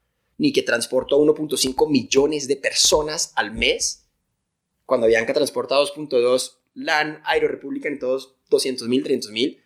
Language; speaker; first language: Spanish; native; Spanish